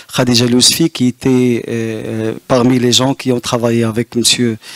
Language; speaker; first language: French; non-native, local second language; Arabic